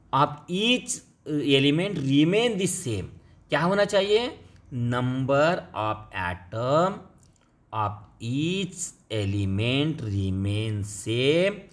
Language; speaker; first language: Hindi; non-native, local second language; Marathi